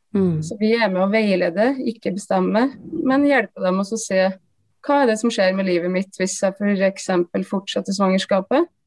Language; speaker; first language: Norwegian; native; Norwegian